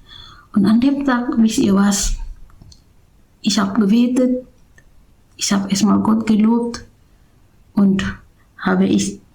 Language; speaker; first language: German; non-native, learner; Indonesian